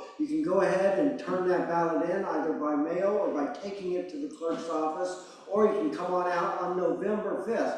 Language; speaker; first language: English; native; English